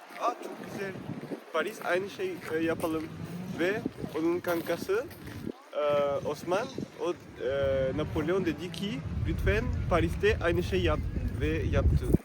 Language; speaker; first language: Turkish; non-native, learner; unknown